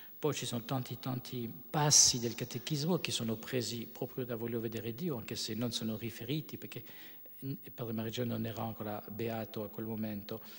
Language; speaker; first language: Italian; non-native, fluent; French